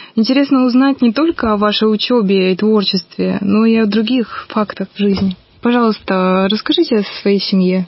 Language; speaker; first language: Russian; native; Russian